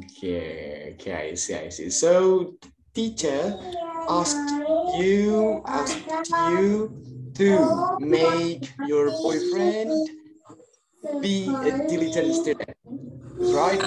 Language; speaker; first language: English; non-native, fluent; Indonesian